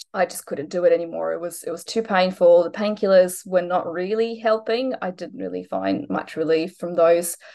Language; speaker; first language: English; non-native, fluent; Polish